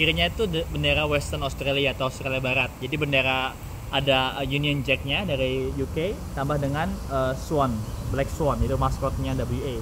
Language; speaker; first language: Indonesian; native; Indonesian